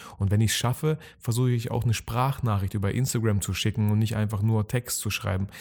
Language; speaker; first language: German; early bilingual, other home language; Russian